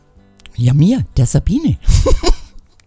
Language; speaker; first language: German; native; German